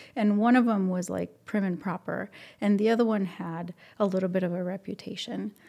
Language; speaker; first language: English; non-native, fluent; Spanish